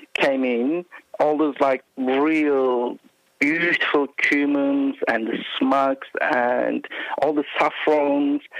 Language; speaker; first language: English; non-native, fluent; Turkish